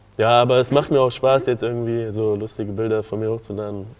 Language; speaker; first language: German; native; German